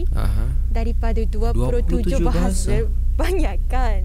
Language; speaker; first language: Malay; non-native, fluent; Japanese